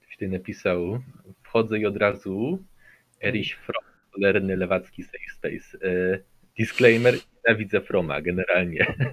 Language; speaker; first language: Polish; native; Polish